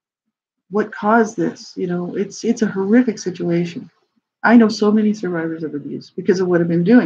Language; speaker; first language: English; native; English